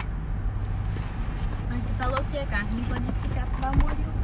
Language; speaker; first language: Portuguese; early bilingual, heritage; Portuguese